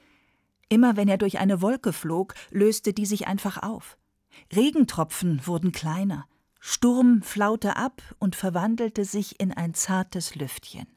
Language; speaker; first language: German; native; German